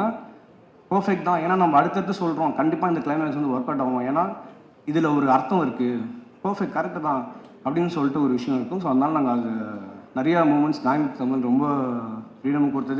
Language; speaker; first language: Tamil; native; Tamil